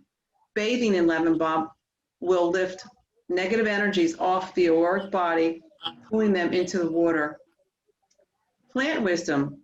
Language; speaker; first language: English; native; English